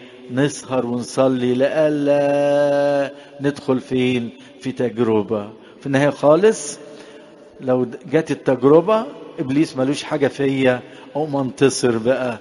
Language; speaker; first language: Arabic; native; Arabic